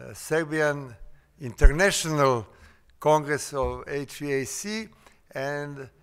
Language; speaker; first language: English; non-native, fluent; Serbian